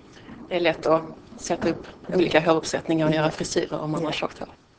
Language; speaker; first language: Swedish; native; Swedish